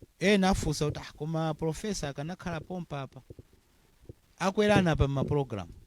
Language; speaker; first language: Nyanja; non-native, local second language; Tumbuka